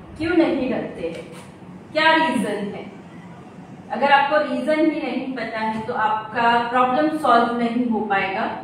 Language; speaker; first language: Hindi; non-native, local second language; Gujarati